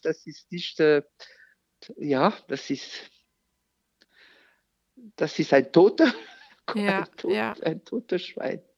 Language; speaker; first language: German; non-native, fluent; French